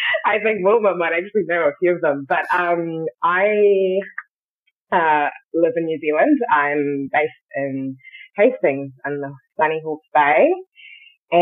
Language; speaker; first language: English; early bilingual, other home language; Shona